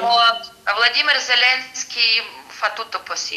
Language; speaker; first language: Italian; non-native, fluent; Ukrainian